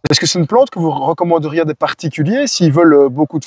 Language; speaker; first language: French; native; French